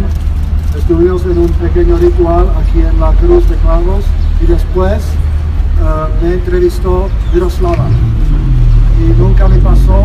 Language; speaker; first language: Spanish; non-native, fluent; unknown